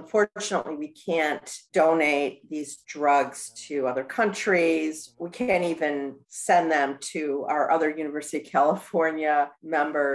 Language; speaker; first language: English; native; English